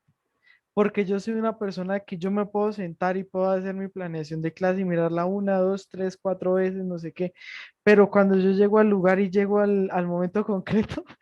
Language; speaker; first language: Spanish; native; Spanish